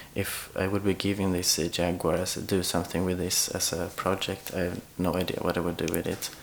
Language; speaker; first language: English; non-native, fluent; Swedish